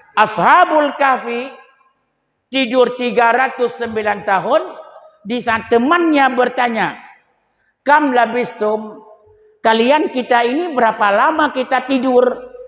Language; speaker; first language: Malay; non-native, local second language; Achinese